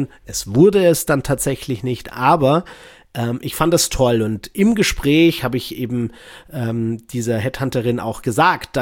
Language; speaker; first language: German; native; German